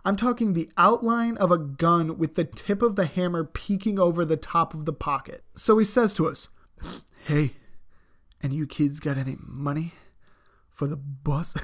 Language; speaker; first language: English; native; English